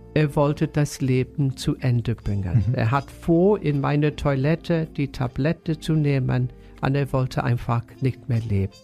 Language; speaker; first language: German; non-native, fluent; English